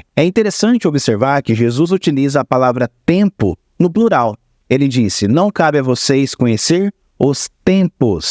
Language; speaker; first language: Portuguese; native; Portuguese